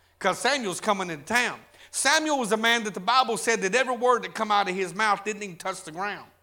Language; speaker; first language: English; native; English